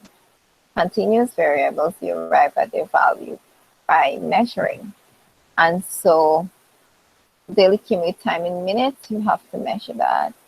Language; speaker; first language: English; native; English